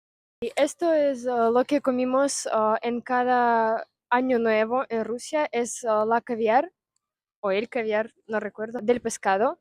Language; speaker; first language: Spanish; non-native, fluent; Russian